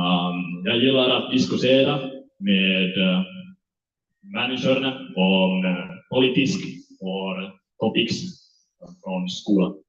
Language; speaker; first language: Swedish; non-native, learner; Finnish